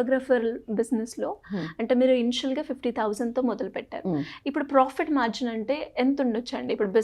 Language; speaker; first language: Telugu; native; Telugu